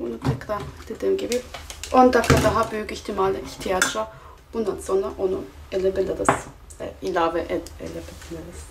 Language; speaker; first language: Turkish; non-native, fluent; German